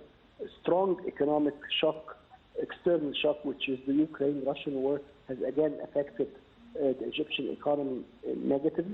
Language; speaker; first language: English; non-native, fluent; Arabic